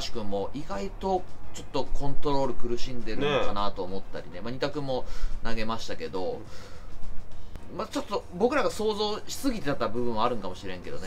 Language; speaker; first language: Japanese; native; Japanese